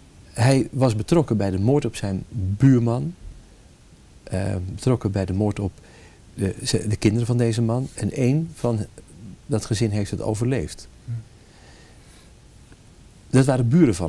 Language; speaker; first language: Dutch; native; Dutch